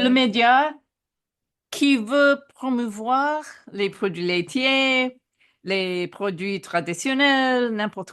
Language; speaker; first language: French; non-native, fluent; English